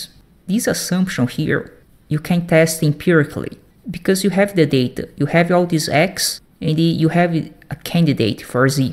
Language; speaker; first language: English; non-native, fluent; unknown